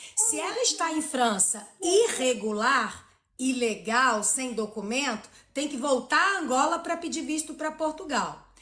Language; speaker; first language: Portuguese; native; Portuguese